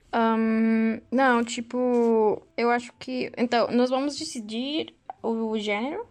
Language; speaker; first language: Portuguese; non-native, learner; Spanish